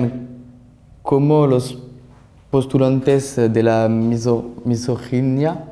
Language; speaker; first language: Spanish; non-native, learner; French